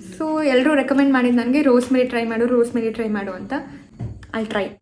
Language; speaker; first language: Kannada; native; Kannada